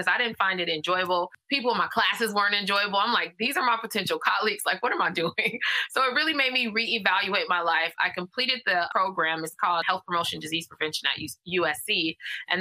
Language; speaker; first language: English; native; English